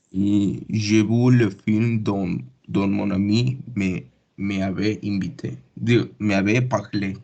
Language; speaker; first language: French; non-native, learner; Spanish